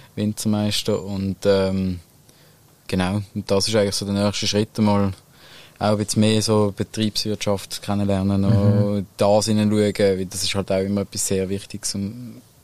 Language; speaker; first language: German; native; German